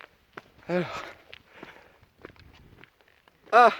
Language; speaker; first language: French; native; French